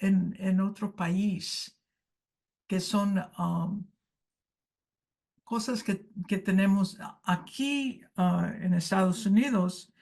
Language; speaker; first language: Spanish; early bilingual, heritage; Spanish